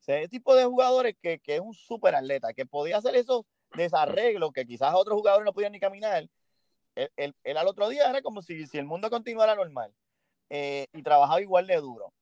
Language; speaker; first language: Spanish; early bilingual, heritage; Spanish